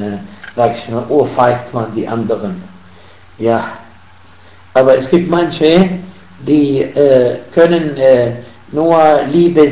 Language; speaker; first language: German; non-native, fluent; Arabic